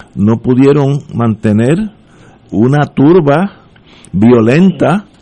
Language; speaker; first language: Spanish; early bilingual, heritage; Spanish